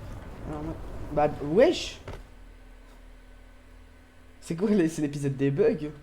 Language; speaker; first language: French; native; French